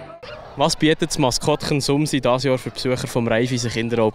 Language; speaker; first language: German; native; German